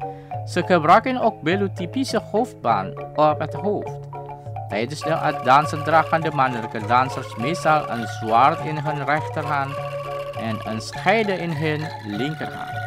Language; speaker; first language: Dutch; non-native, fluent; Indonesian